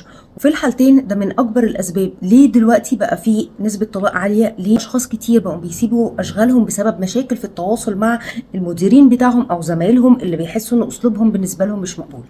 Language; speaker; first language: Arabic; native; Arabic